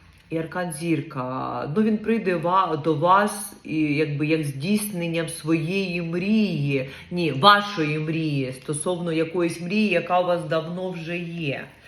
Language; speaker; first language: Ukrainian; non-native, local second language; Russian